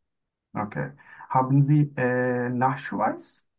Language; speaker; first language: German; non-native, learner; Turkish